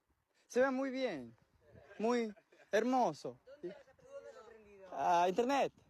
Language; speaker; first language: Spanish; non-native, learner; Kazakh